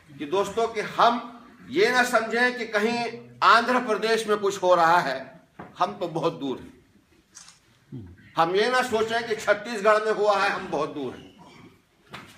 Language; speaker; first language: Hindi; non-native, local second language; Kashmiri